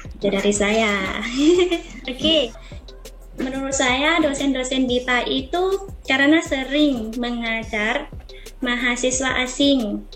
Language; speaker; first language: Indonesian; non-native, fluent; Thai